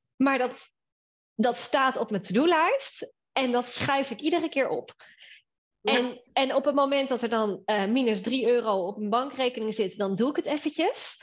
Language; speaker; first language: Dutch; native; Dutch